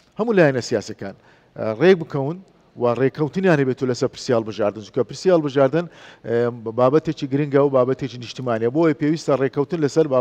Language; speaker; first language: Central Kurdish; non-native, local second language; Turkish